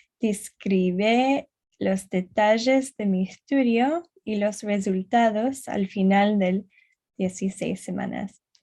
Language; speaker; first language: Spanish; non-native, learner; English